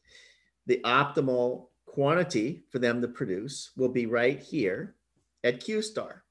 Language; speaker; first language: English; native; English